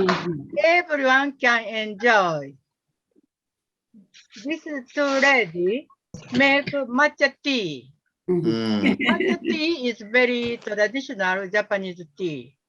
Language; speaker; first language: English; non-native, learner; Japanese